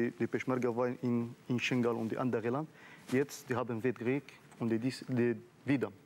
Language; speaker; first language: German; non-native, learner; Arabic